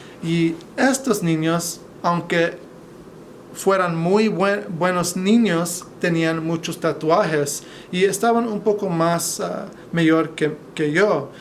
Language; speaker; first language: Spanish; non-native, fluent; English